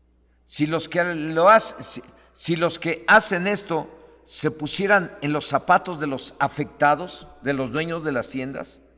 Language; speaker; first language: Spanish; native; Spanish